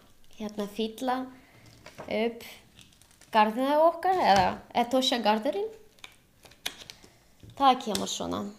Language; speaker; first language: Icelandic; non-native, learner; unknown